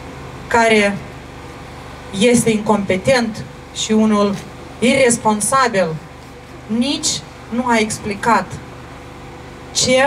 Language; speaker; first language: Romanian; non-native, local second language; Russian